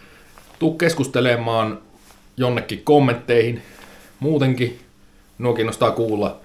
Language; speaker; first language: Finnish; native; Finnish